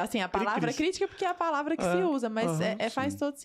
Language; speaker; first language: Portuguese; native; Portuguese